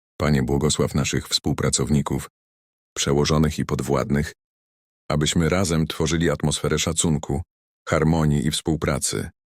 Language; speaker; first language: Polish; native; Polish